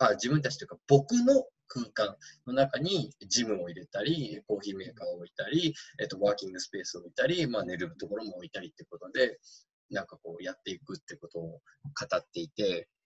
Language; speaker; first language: Japanese; native; Japanese